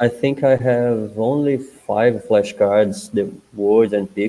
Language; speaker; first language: English; non-native, learner; Portuguese